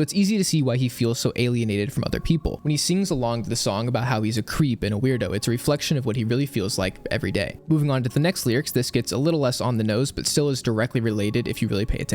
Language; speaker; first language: English; native; English